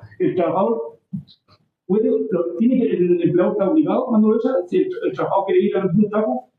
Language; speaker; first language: Spanish; native; Spanish